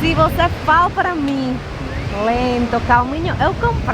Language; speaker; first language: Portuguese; non-native, learner; Spanish